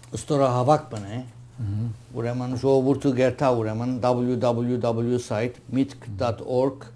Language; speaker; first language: Armenian; early bilingual, heritage; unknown